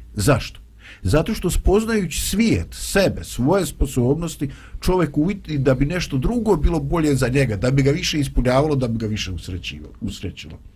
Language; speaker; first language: Bosnian; native; Bosnian